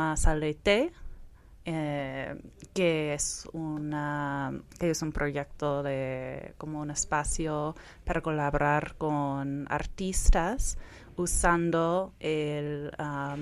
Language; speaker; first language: Spanish; early bilingual, heritage; Spanish